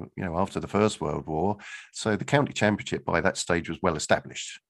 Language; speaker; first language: English; native; English